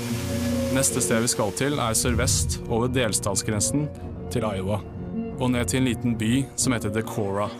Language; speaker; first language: Norwegian; native; Norwegian